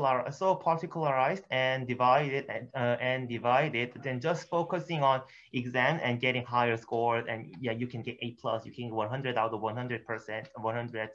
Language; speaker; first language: English; non-native, fluent; Korean